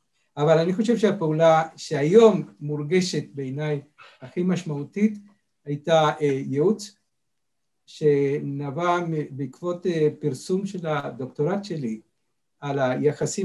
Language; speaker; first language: Hebrew; non-native, fluent; Spanish